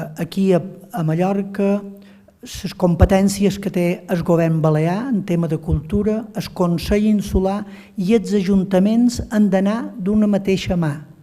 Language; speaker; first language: Catalan; native; Catalan